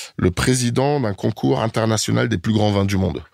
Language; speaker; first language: French; early bilingual, heritage; French